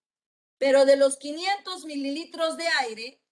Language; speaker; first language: Spanish; native; Spanish